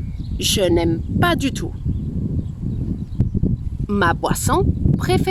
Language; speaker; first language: French; non-native, fluent; Spanish